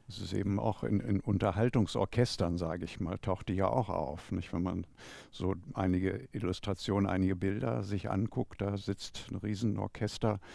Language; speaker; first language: German; native; German